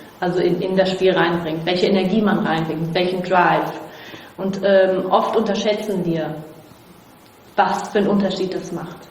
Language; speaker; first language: German; non-native, fluent; Portuguese